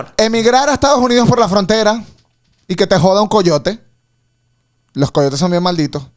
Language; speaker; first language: Spanish; native; Spanish